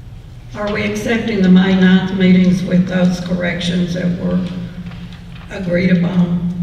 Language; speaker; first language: English; native; English